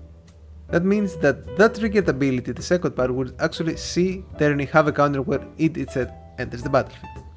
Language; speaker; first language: English; non-native, fluent; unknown